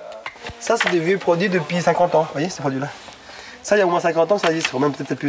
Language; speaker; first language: French; non-native, fluent; Chinese